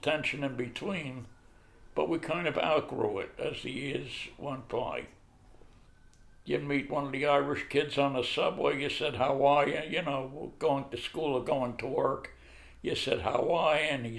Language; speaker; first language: English; early bilingual, other home language; Yiddish